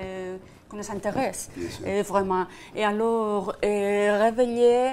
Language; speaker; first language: French; non-native, fluent; Spanish